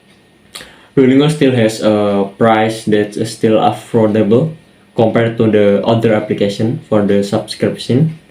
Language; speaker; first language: English; non-native, learner; Indonesian